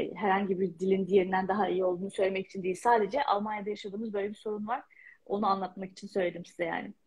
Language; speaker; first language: Turkish; native; Turkish